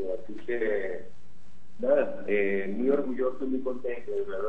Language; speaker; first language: Spanish; native; Spanish